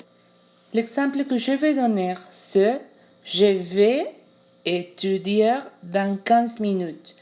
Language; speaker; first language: French; non-native, learner; Spanish